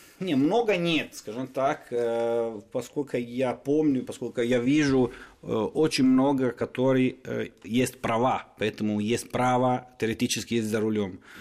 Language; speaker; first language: Russian; non-native, fluent; Italian